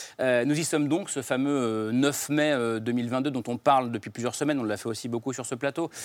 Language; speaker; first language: French; native; French